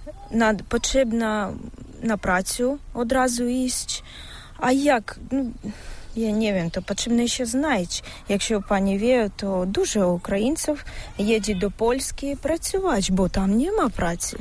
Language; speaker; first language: Ukrainian; non-native, local second language; Russian